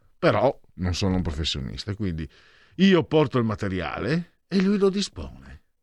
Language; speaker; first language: Italian; native; Italian